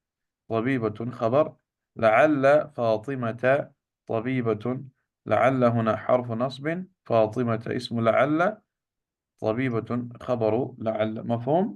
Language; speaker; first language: Arabic; non-native, fluent; Urdu